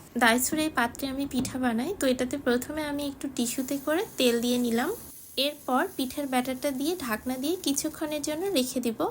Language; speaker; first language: Bangla; native; Bangla